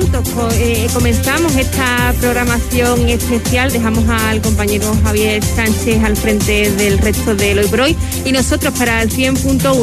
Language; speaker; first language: Spanish; native; Spanish